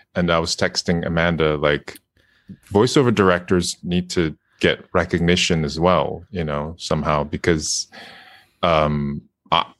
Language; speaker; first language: English; non-native, fluent; Japanese